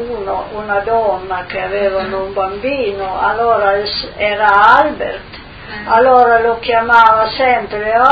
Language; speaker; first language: Italian; non-native, local second language; Slovenian